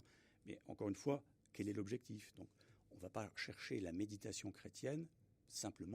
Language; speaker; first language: French; native; French